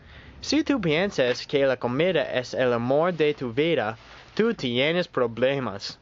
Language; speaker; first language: Spanish; non-native, learner; English